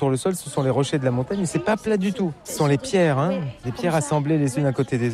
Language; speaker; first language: French; native; French